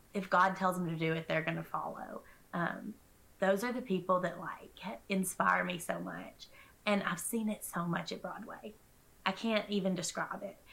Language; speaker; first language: English; native; English